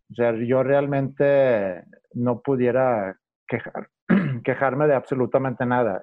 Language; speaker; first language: Spanish; non-native, fluent; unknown